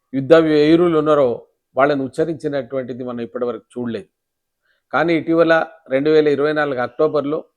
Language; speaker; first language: Telugu; non-native, local second language; Lambadi